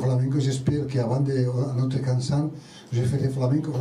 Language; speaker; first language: French; non-native, learner; Spanish